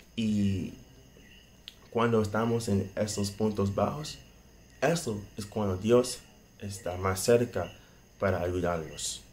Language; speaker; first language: Spanish; non-native, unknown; English